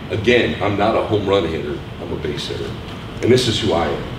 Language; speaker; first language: English; native; English